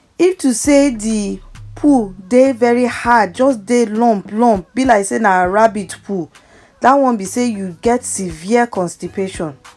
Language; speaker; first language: Nigerian Pidgin; non-native, local second language; Yoruba